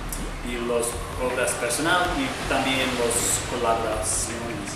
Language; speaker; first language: Spanish; non-native, learner; English